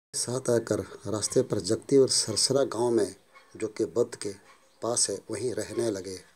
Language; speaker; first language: Hindi; non-native, local second language; Odia